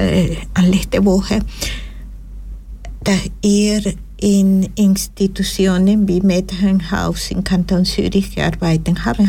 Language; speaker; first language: German; non-native, fluent; Spanish